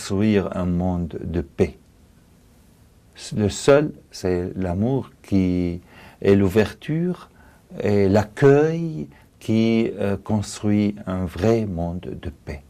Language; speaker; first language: French; non-native, fluent; Arabic